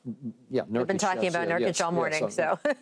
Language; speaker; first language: English; native; English